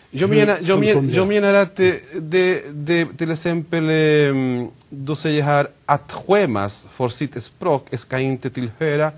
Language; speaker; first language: Swedish; non-native, fluent; Spanish